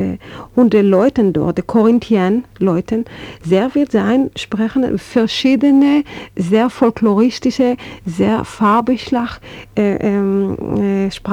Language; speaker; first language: German; non-native, learner; Hebrew